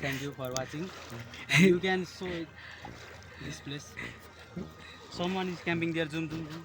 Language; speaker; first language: English; non-native, learner; Nepali